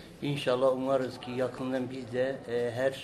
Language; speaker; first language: Turkish; non-native, local second language; Kurdish